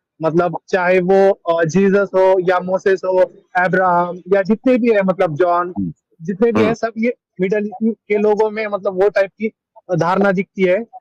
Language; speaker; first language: Hindi; non-native, local second language; Marathi